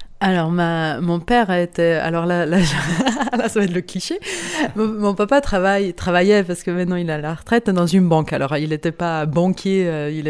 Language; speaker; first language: French; non-native, local second language; Italian